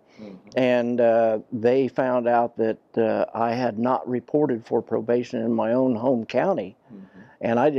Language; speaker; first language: English; native; English